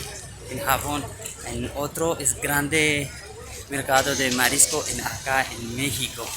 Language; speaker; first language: Spanish; non-native, learner; Urdu